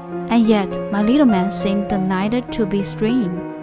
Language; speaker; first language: English; non-native, fluent; Chinese